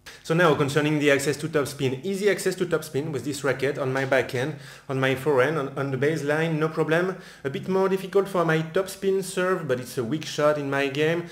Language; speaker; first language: English; non-native, fluent; French